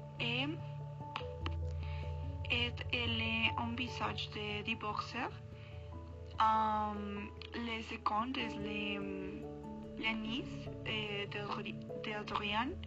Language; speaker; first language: French; non-native, learner; Spanish